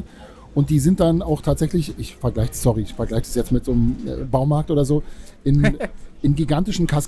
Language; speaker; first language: German; native; German